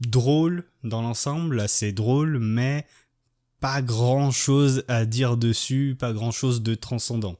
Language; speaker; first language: French; native; French